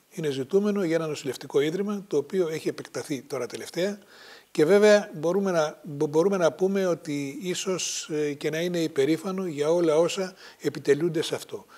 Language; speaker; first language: Greek; native; Greek